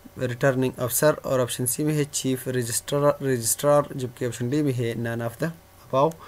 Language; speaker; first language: English; non-native, local second language; Urdu